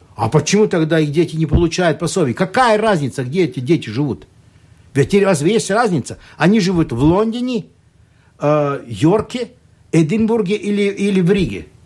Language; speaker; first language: Russian; non-native, local second language; Latvian